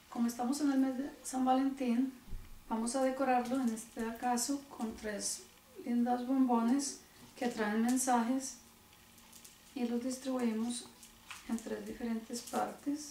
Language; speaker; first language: Spanish; native; Spanish